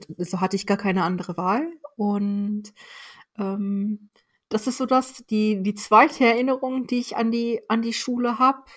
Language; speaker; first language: German; early bilingual, other home language; Persian